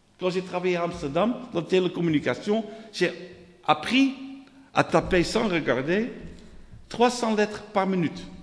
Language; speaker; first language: French; non-native, fluent; Dutch